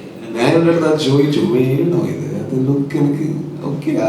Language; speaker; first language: Malayalam; non-native, learner; Kannada